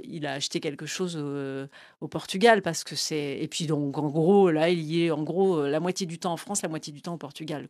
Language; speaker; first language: French; native; French